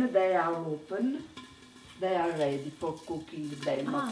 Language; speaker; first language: English; non-native, learner; Italian